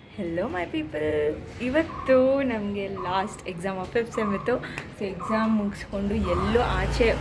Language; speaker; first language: Kannada; non-native, local second language; Tamil